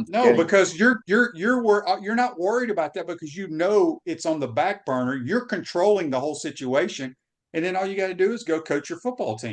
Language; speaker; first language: English; native; English